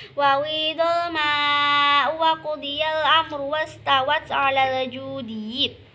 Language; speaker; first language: Arabic; non-native, learner; Indonesian